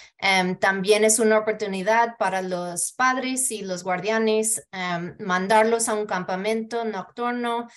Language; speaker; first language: Spanish; early bilingual, heritage; Spanish